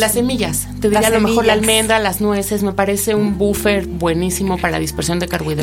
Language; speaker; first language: Spanish; native; Spanish